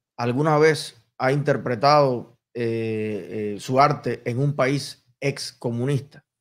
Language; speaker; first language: Spanish; native; Spanish